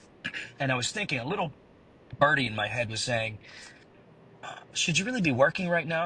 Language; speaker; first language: English; native; English